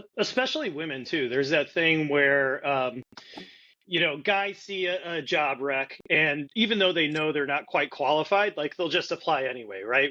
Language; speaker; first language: English; native; English